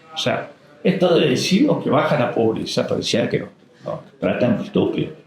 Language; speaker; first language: Spanish; native; Spanish